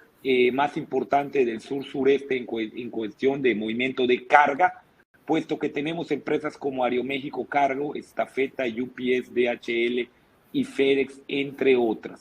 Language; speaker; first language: Spanish; native; Spanish